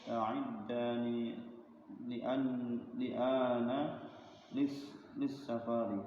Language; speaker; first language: Arabic; non-native, learner; Indonesian